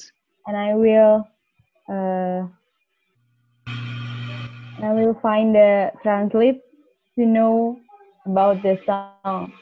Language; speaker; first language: English; non-native, learner; Indonesian